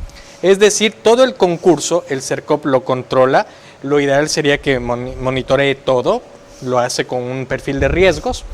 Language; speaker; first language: Spanish; native; Spanish